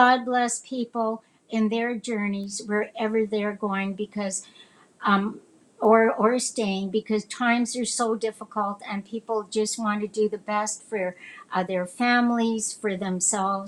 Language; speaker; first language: English; native; English